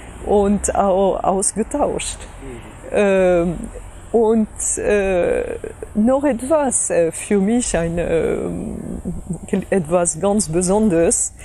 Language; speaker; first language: German; non-native, fluent; French